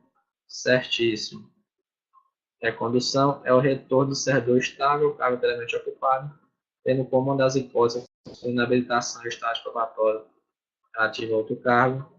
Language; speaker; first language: Portuguese; native; Portuguese